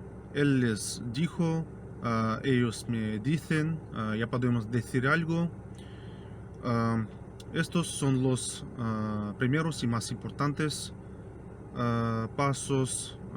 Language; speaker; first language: Spanish; non-native, fluent; Russian